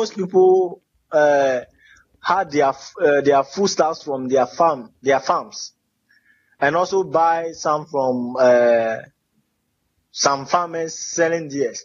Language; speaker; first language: English; non-native, local second language; Ewe